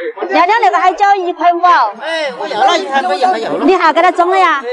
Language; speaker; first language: Chinese; native; Chinese